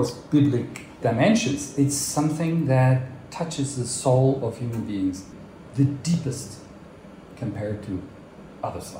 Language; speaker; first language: English; non-native, fluent; Swiss German